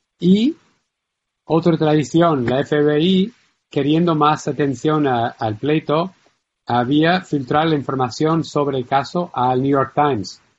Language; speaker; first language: Spanish; non-native, fluent; English